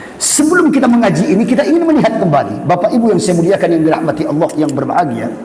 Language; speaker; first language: Malay; non-native, local second language; Buginese